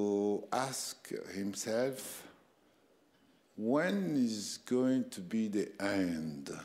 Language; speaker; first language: English; non-native, learner; French